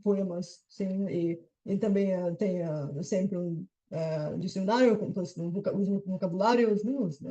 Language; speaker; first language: Portuguese; non-native, fluent; Bulgarian